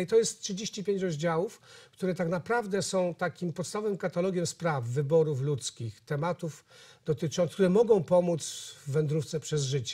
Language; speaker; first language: Polish; native; Polish